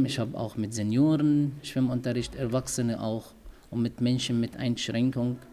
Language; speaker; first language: German; non-native, learner; Arabic